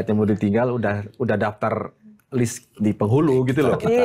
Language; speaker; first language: Indonesian; native; Indonesian